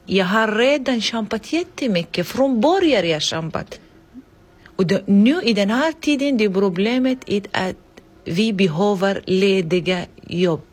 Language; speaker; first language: Swedish; non-native, learner; Arabic